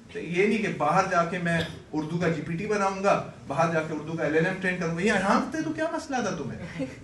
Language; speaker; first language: Urdu; native; Urdu